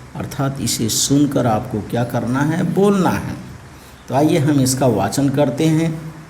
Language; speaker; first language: Hindi; native; Hindi